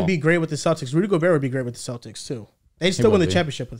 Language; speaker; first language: English; native; English